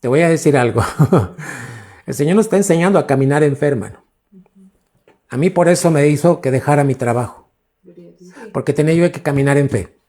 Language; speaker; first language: Spanish; native; Spanish